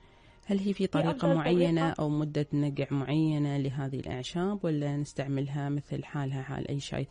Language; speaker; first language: Arabic; native; Arabic